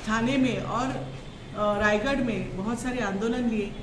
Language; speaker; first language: Hindi; non-native, local second language; Marathi